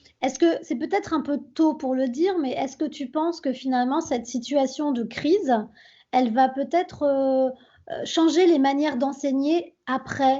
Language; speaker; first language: French; native; French